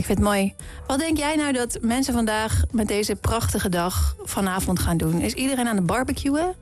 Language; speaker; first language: Dutch; native; Dutch